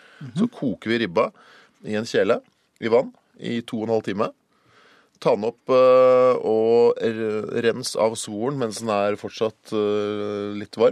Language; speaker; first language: Norwegian; native; Norwegian